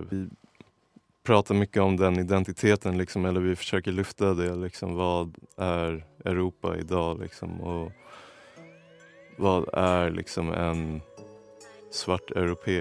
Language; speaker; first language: Swedish; native; Swedish